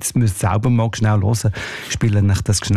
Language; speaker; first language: German; native; German